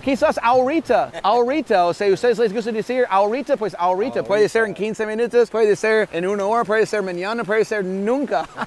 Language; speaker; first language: Spanish; non-native, fluent; English